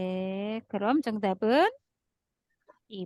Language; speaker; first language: Korean; non-native, fluent; Indonesian